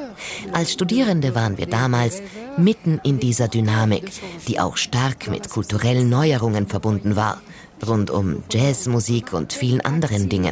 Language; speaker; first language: German; native; German